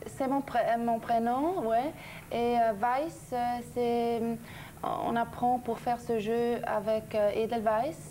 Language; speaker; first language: French; non-native, local second language; German